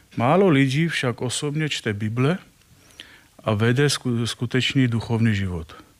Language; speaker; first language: Czech; non-native, fluent; Armenian